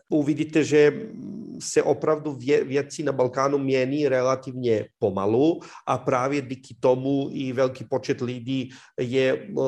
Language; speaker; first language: Czech; non-native, fluent; Serbian